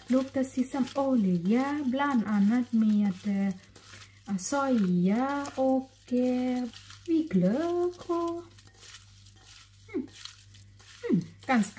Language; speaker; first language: Swedish; non-native, learner; Thai